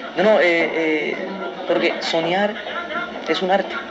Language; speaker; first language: Spanish; early bilingual, heritage; Spanish